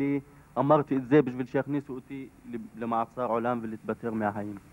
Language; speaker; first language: Hebrew; non-native, local second language; Arabic